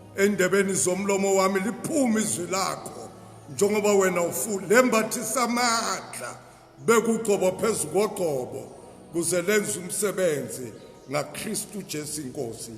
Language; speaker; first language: Zulu; non-native, local second language; Swati